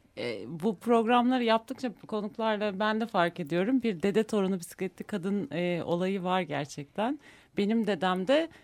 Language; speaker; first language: Turkish; native; Turkish